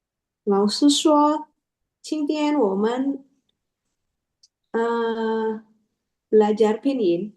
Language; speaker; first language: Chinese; non-native, learner; Indonesian